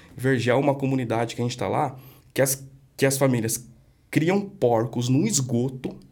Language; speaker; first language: Portuguese; native; Portuguese